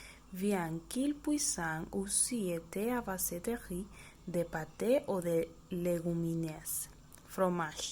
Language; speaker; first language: French; non-native, learner; Spanish